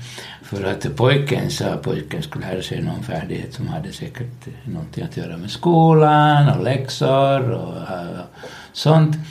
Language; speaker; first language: Swedish; non-native, local second language; Finnish